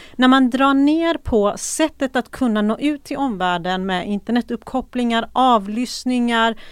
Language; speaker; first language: Swedish; early bilingual, other home language; Persian